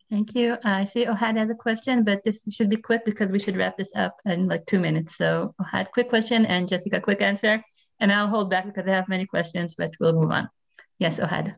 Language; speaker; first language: English; non-native, fluent; Hebrew